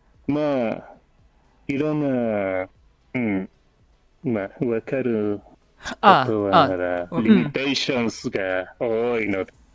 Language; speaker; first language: Japanese; non-native, learner; English